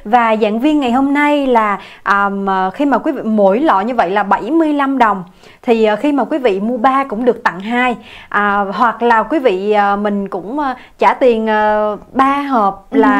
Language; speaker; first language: Vietnamese; native; Vietnamese